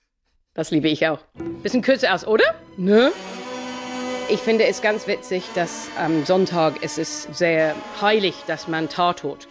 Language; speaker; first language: German; non-native, fluent; English